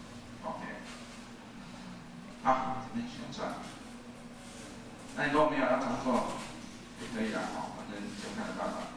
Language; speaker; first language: Chinese; native; Chinese